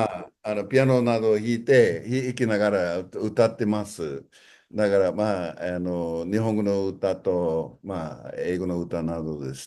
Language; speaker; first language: Japanese; non-native, fluent; English